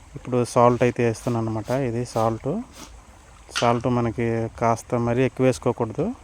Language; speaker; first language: Telugu; non-native, local second language; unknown